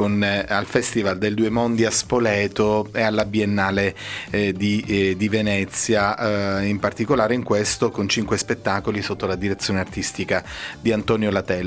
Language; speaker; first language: Italian; native; Italian